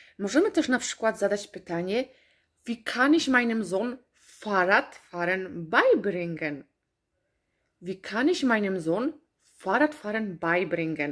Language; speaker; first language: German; non-native, fluent; Polish